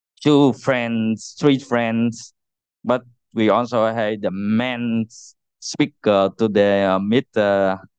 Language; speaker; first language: English; non-native, learner; Vietnamese